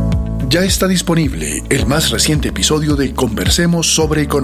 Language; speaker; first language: Spanish; native; Spanish